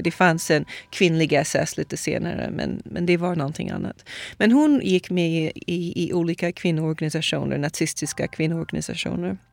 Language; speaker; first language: Swedish; non-native, fluent; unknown